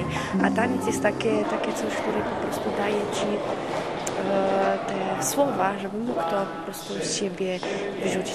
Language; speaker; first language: Polish; non-native, fluent; Slovenian